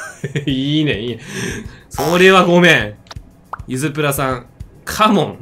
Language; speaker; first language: Japanese; native; Japanese